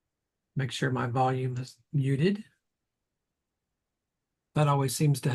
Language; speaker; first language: English; native; English